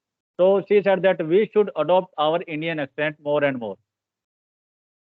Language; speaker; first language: English; non-native, learner; Hindi